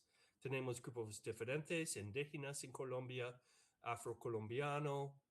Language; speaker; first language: Spanish; non-native, fluent; English